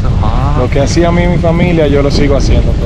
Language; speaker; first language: Spanish; native; Spanish